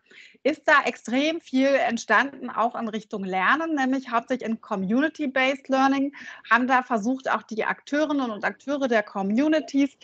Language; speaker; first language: German; native; German